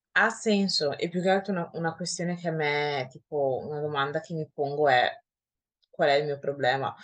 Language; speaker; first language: Italian; early bilingual, other home language; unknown